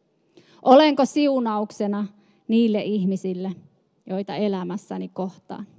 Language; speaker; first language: Finnish; native; Finnish